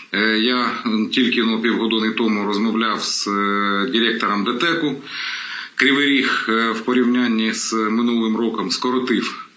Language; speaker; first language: Ukrainian; non-native, local second language; Russian